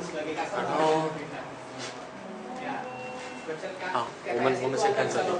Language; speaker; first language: Chinese; non-native, learner; Indonesian